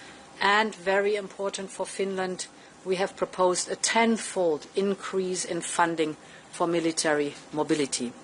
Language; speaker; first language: English; non-native, fluent; German